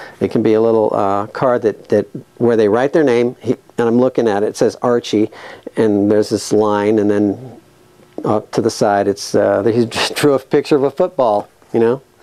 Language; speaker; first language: English; native; English